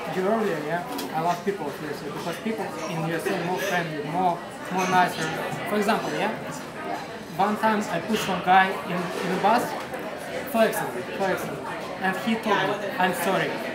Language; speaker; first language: English; non-native, learner; Ukrainian